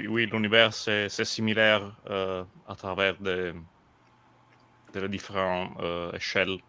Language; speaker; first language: French; non-native, fluent; Italian